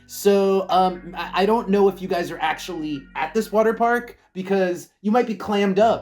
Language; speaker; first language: English; native; English